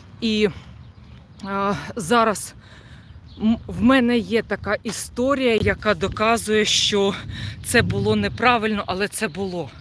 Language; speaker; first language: Ukrainian; non-native, local second language; Russian